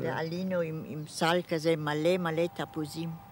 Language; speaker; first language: Hebrew; non-native, fluent; German